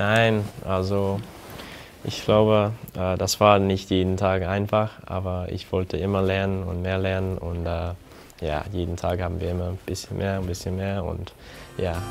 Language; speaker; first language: German; non-native, learner; English